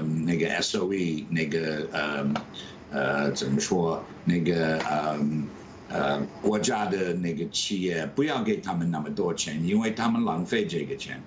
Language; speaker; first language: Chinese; non-native, fluent; English